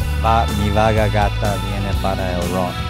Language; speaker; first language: Spanish; non-native, learner; English